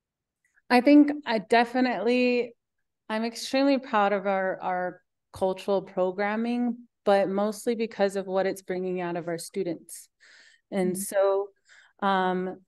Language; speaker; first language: English; native; English